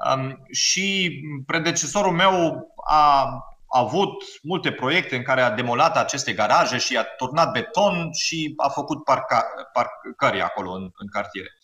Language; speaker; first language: Romanian; non-native, fluent; German